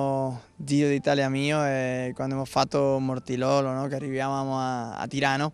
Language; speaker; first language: Italian; non-native, learner; Spanish